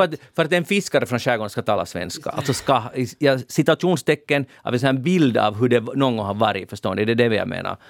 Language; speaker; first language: Swedish; native; Swedish